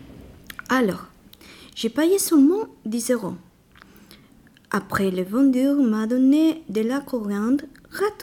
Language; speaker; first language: French; non-native, learner; Spanish